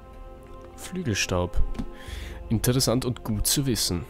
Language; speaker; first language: German; native; German